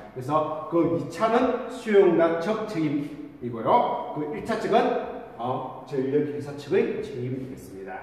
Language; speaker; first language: Korean; native; Korean